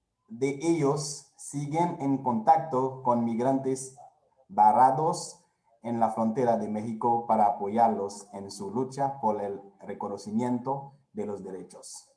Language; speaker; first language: Spanish; non-native, fluent; Haitian Creole